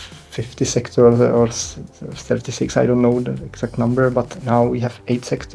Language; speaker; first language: English; non-native, learner; Czech